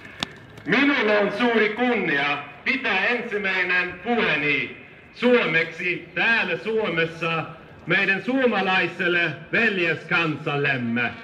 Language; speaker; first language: Finnish; non-native, fluent; Swedish